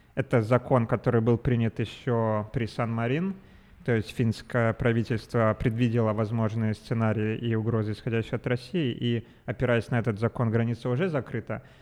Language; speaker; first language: Russian; native; Russian